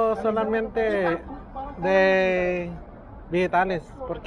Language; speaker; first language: Spanish; non-native, learner; Filipino